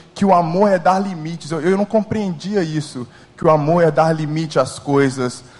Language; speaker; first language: Portuguese; early bilingual, heritage; English